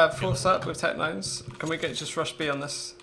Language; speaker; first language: English; native; English